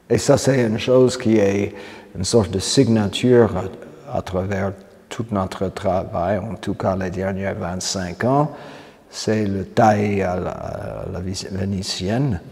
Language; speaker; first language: French; non-native, fluent; English